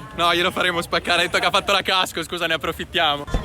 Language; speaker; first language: Italian; native; Italian